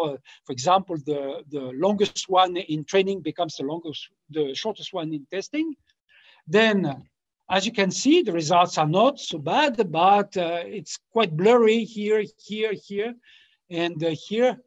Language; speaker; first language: English; non-native, fluent; French